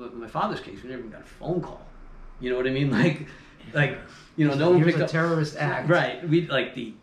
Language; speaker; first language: English; native; English